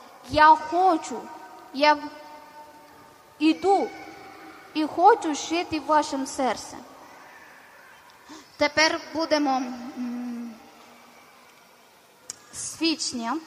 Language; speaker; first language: Ukrainian; non-native, learner; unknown